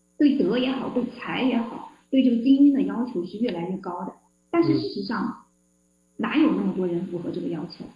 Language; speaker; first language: Chinese; native; Chinese